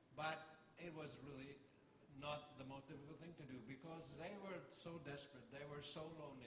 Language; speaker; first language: English; non-native, fluent; German